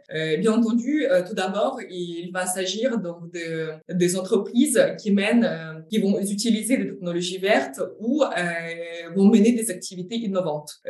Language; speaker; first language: French; non-native, fluent; Ukrainian